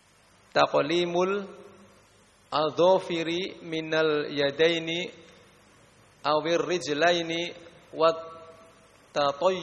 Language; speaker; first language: Arabic; non-native, learner; Indonesian